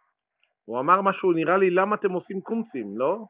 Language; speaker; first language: Hebrew; native; Hebrew